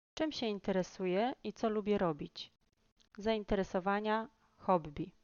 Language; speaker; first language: Polish; native; Polish